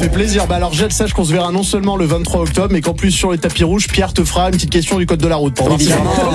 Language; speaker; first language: French; native; French